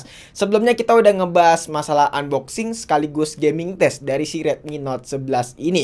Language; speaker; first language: Indonesian; native; Indonesian